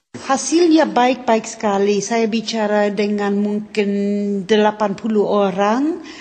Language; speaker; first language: Indonesian; non-native, learner; English